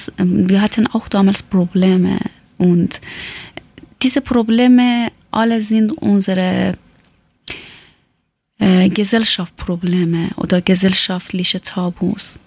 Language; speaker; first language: German; non-native, learner; Persian